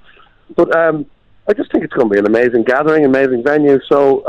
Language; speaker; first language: English; native; English